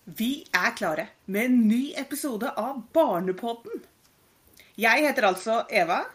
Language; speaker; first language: Norwegian; native; Norwegian